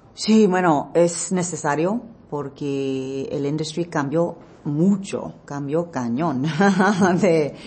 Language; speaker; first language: Spanish; non-native, learner; English